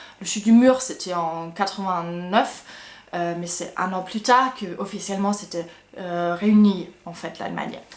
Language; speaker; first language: French; non-native, fluent; German